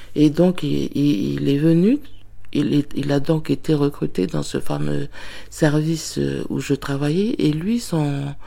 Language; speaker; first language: French; native; French